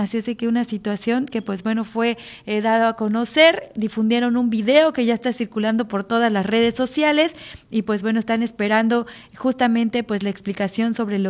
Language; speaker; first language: Spanish; native; Spanish